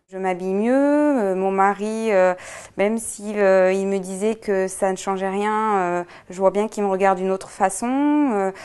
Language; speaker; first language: French; native; French